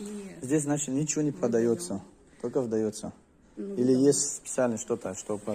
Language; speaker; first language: Russian; non-native, fluent; Tajik